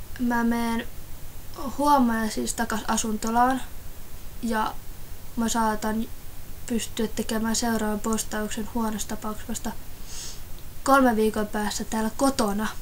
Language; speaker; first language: Finnish; early bilingual, other home language; Russian